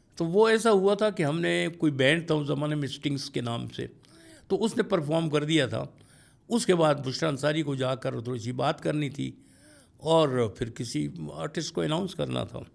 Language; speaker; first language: Urdu; non-native, local second language; Pashto